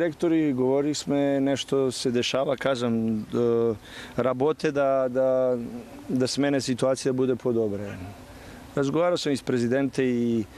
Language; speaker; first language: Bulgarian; non-native, learner; Bosnian